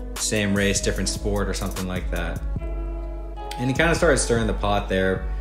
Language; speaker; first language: English; native; English